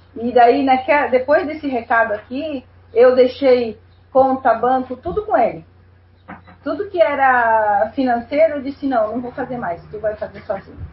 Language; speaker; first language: Portuguese; non-native, fluent; Spanish